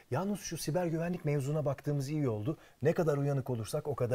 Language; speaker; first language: Turkish; native; Turkish